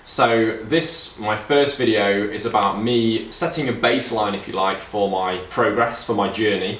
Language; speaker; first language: English; native; English